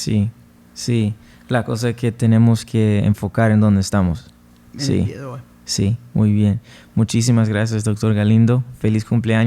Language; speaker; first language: Spanish; non-native, fluent; English